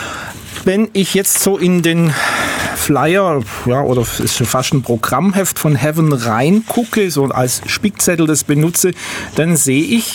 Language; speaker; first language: German; native; German